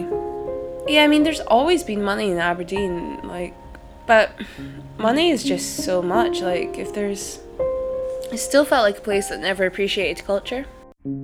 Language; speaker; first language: English; native; English